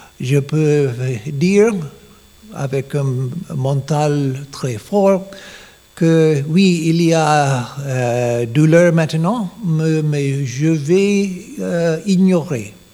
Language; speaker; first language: French; non-native, learner; English